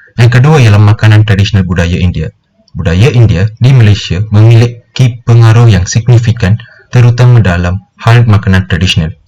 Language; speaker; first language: Malay; non-native, local second language; Tamil